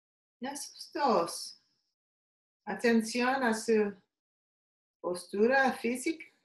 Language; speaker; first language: Spanish; non-native, learner; English